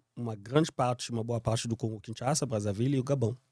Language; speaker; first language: Portuguese; non-native, fluent; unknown